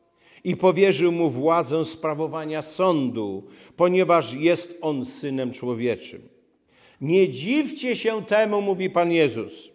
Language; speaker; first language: Polish; native; Polish